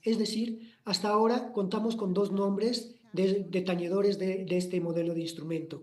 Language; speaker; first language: Spanish; native; Spanish